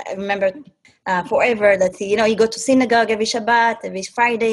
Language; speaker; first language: English; non-native, fluent; Hebrew